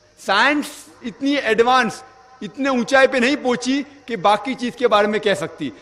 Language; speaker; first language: Urdu; non-native, local second language; Konkani